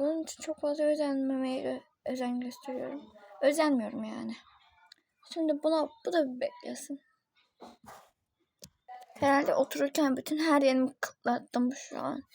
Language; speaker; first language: Turkish; native; Turkish